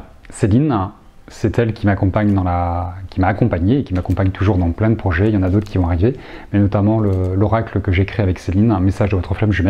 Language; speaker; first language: French; native; French